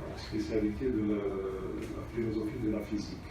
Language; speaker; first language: French; non-native, local second language; Arabic